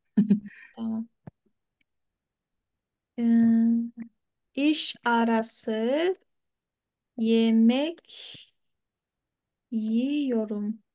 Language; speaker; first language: Turkish; non-native, fluent; Kyrgyz